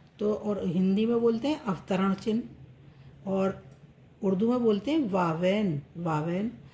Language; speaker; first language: Hindi; native; Hindi